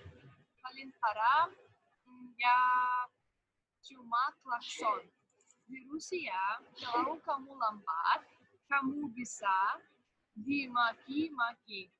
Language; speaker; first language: Indonesian; non-native, fluent; Russian